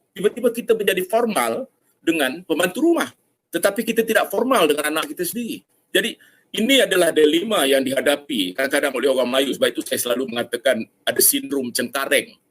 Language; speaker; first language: Malay; native; Malay